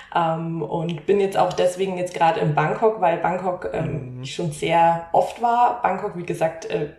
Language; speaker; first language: German; native; German